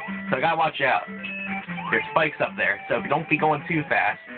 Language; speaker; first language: English; native; English